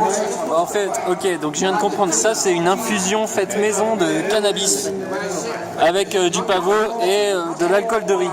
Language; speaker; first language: French; native; French